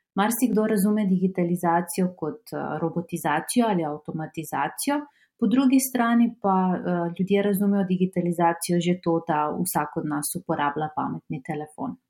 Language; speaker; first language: Slovenian; non-native, fluent; Macedonian